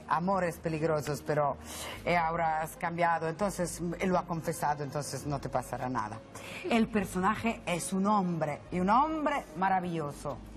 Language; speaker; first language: Spanish; non-native, fluent; Italian